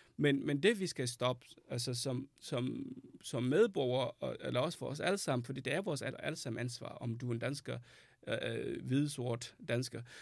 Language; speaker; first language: Danish; non-native, fluent; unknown